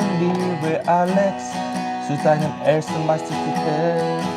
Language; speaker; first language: German; non-native, learner; English